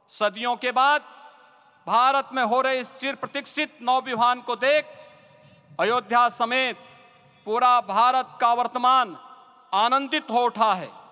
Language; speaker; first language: Hindi; native; Hindi